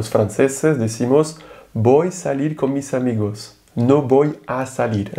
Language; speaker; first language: Spanish; non-native, fluent; French